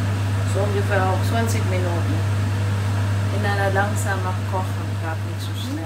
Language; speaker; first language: English; non-native, learner; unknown